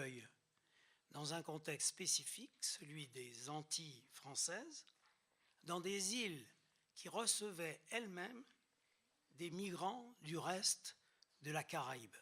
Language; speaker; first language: French; native; French